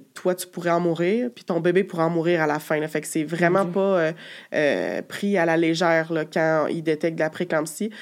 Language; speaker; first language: French; native; French